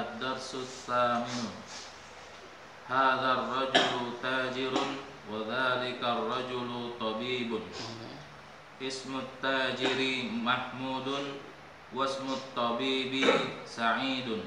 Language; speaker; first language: Arabic; non-native, learner; Indonesian